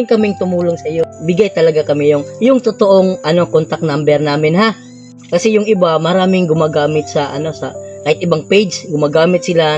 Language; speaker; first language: Filipino; non-native, local second language; Cebuano